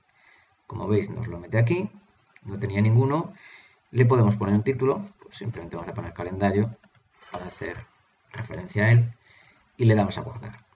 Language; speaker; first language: Spanish; native; Spanish